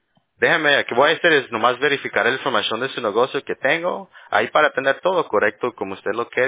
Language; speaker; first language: Spanish; early bilingual, heritage; Spanish